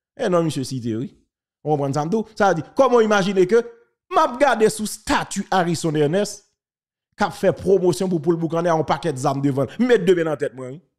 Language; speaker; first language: French; non-native, local second language; Haitian Creole